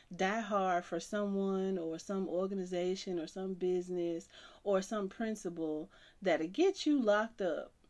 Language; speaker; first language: English; native; English